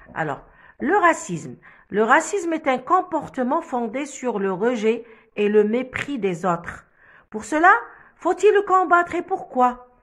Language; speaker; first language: French; non-native, local second language; Arabic